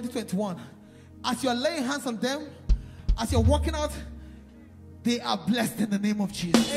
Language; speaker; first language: English; non-native, local second language; Igbo